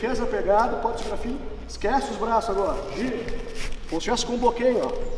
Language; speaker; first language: Portuguese; native; Portuguese